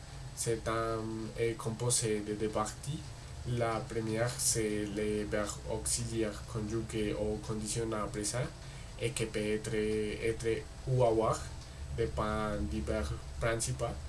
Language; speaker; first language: French; non-native, learner; Spanish